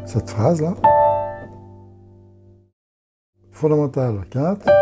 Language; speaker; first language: French; native; French